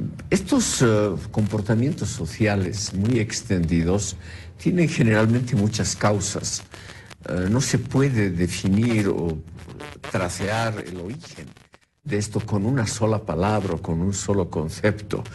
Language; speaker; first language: Spanish; native; Spanish